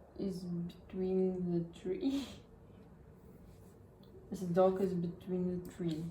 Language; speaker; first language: English; non-native, learner; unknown